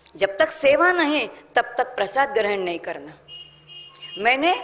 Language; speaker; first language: Hindi; non-native, local second language; Marathi